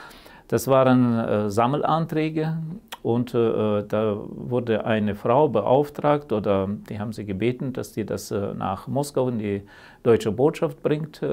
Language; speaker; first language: German; early bilingual, heritage; German